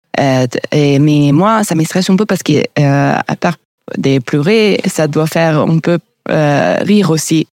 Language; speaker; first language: French; non-native, learner; Italian